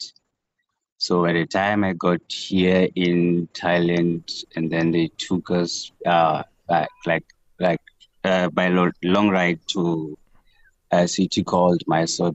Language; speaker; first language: English; non-native, local second language; Southern Sotho